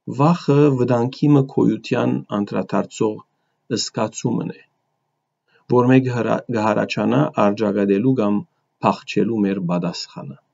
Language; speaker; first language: Armenian; early bilingual, heritage; Armenian